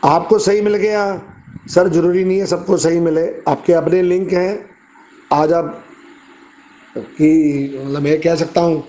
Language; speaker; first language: Hindi; native; Hindi